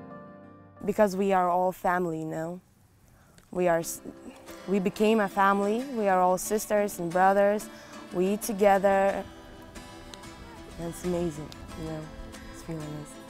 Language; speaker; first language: English; non-native, fluent; Lithuanian